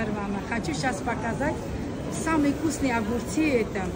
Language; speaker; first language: Russian; non-native, local second language; Armenian